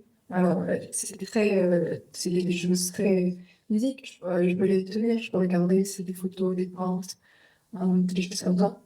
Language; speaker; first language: French; non-native, fluent; Vietnamese